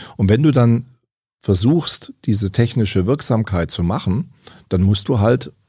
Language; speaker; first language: German; native; German